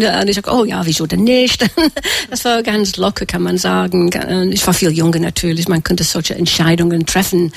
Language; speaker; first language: German; non-native, fluent; English